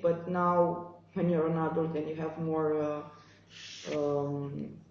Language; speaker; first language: English; non-native, fluent; Romanian